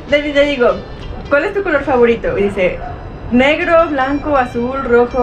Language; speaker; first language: Spanish; native; Spanish